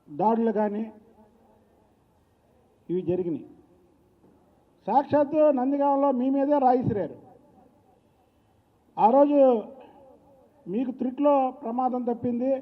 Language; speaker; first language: Telugu; native; Telugu